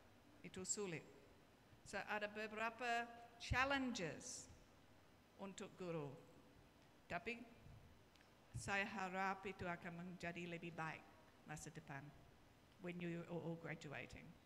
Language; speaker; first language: Indonesian; non-native, learner; English